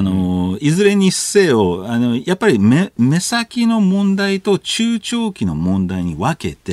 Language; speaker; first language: Japanese; native; Japanese